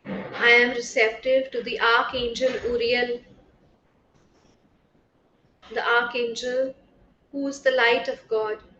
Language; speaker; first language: English; non-native, local second language; Hindi